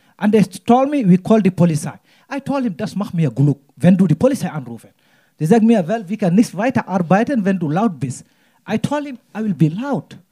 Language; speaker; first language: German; non-native, learner; Wolof